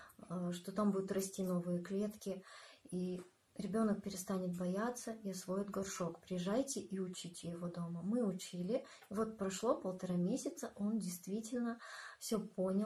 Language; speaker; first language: Russian; native; Russian